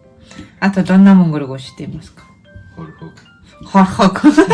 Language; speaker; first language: Japanese; non-native, fluent; Mongolian